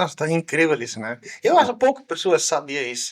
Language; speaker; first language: Portuguese; non-native, learner; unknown